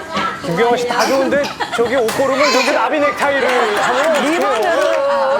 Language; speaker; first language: Korean; native; Korean